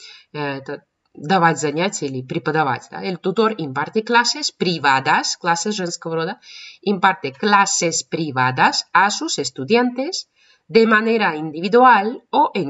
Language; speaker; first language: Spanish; non-native, fluent; Russian